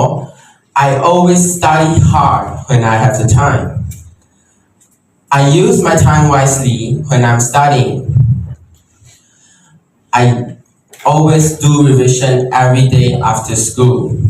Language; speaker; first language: English; non-native, local second language; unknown